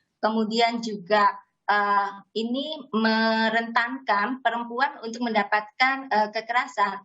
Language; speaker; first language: Indonesian; native; Indonesian